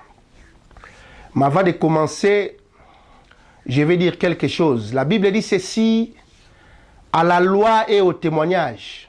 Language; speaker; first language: French; non-native, local second language; Lingala